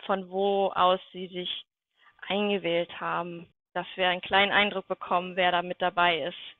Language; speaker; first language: German; native; German